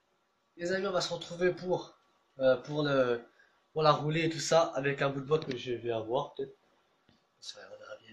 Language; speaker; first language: French; native; French